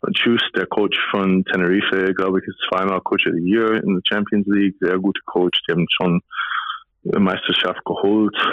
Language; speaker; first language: German; non-native, fluent; English